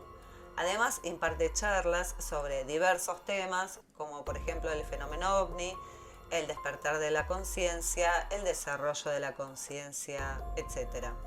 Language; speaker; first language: Spanish; native; Spanish